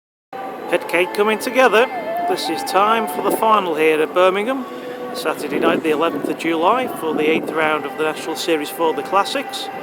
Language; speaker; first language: English; native; English